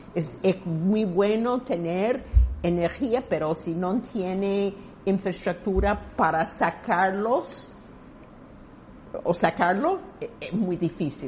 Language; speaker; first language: Spanish; non-native, fluent; English